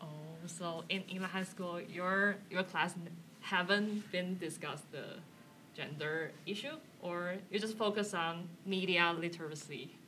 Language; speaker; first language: English; non-native, learner; Chinese